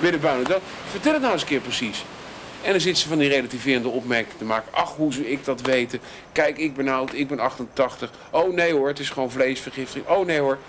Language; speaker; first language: Dutch; native; Dutch